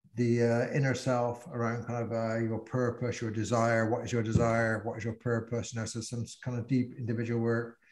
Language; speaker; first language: English; native; English